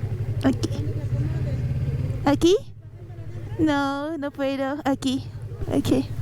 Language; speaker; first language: Spanish; non-native, learner; English